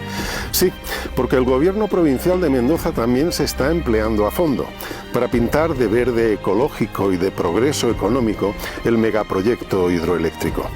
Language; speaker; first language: Spanish; native; Spanish